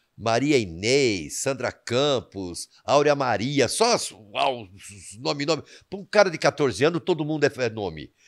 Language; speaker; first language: Portuguese; native; Portuguese